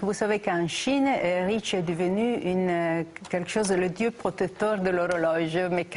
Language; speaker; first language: French; non-native, fluent; Italian